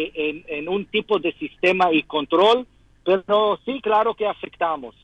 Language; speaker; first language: Spanish; non-native, fluent; Hebrew